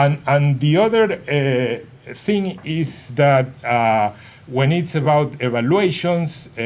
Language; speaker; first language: English; non-native, fluent; Spanish